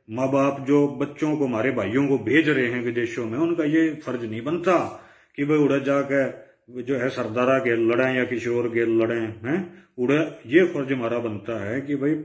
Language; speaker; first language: Hindi; native; Hindi